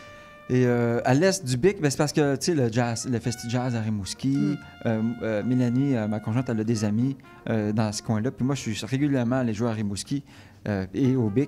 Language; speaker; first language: French; native; French